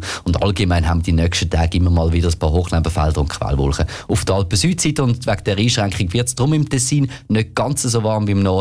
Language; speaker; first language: German; native; German